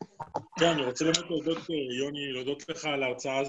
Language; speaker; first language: Hebrew; native; Hebrew